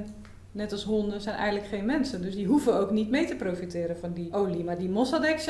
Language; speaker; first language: Dutch; native; Dutch